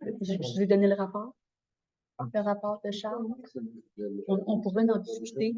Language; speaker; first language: French; native; French